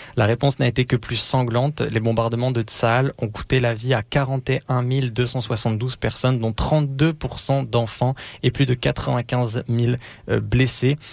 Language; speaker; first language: French; native; French